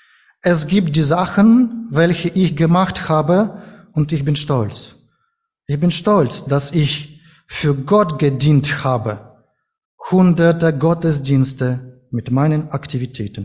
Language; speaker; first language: German; non-native, learner; Ukrainian